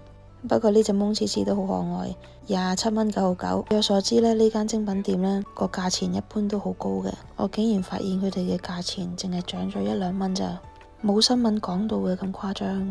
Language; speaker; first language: Cantonese; native; Cantonese